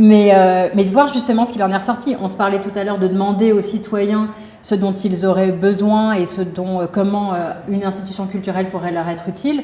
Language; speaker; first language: French; native; French